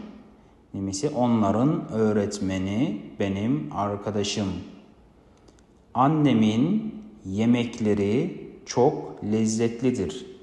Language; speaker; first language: Turkish; non-native, fluent; Kazakh